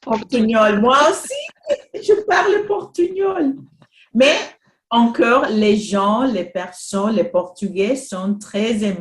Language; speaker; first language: French; non-native, fluent; Spanish